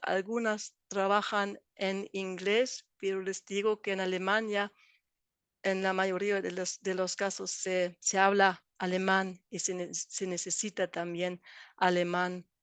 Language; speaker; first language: Spanish; non-native, fluent; German